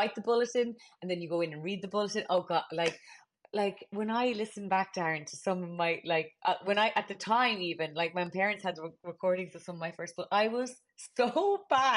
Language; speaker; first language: English; native; English